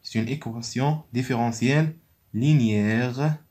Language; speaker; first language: French; non-native, local second language; Arabic